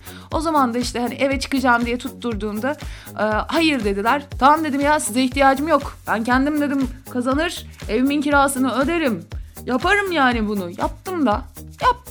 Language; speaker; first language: Turkish; native; Turkish